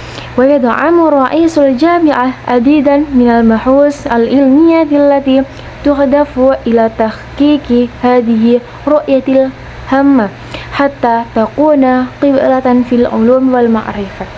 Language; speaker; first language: Arabic; non-native, learner; Indonesian